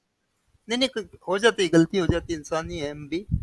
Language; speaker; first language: Hindi; native; Hindi